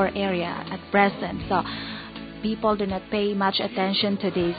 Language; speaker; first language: English; non-native, local second language; Bikol